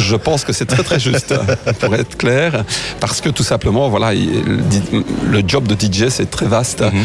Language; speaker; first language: French; native; French